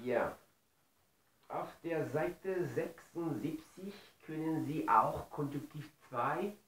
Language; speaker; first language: German; non-native, fluent; Spanish